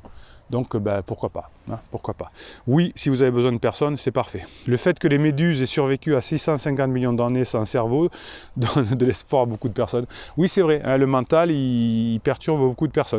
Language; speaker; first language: French; native; French